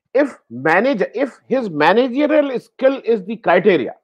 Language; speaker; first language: Hindi; native; Hindi